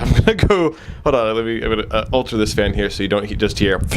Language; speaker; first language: English; native; English